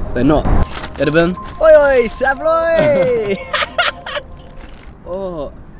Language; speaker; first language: English; native; English